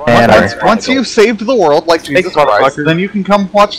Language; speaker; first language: English; native; English